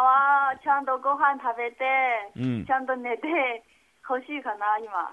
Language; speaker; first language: Japanese; non-native, learner; Chinese